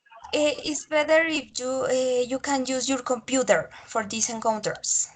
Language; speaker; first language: English; non-native, learner; Spanish